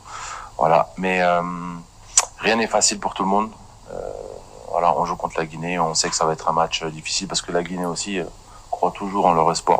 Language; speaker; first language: French; native; French